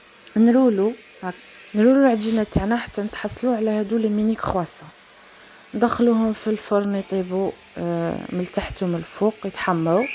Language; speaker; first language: Arabic; native; Arabic